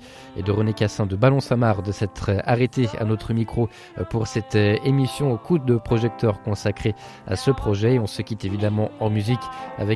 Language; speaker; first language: French; native; French